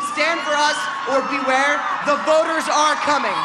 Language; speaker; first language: English; native; English